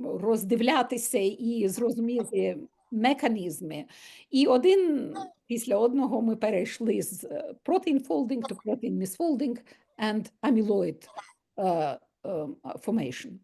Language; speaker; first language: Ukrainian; non-native, local second language; Russian